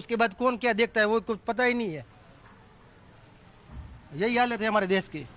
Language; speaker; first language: Hindi; non-native, local second language; Gujarati